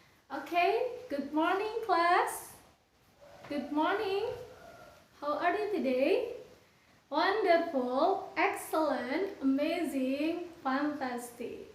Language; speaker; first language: English; non-native, fluent; Indonesian